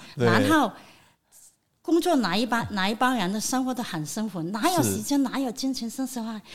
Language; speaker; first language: Chinese; non-native, fluent; Cantonese